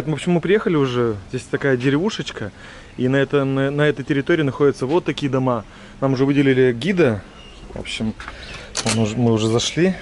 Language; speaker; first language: Russian; native; Russian